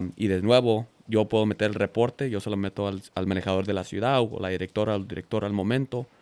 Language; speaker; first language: Spanish; early bilingual, heritage; Spanish